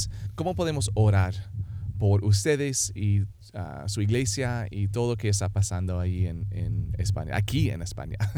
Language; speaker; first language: Spanish; non-native, fluent; English